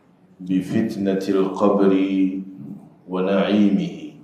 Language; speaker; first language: Arabic; non-native, fluent; Indonesian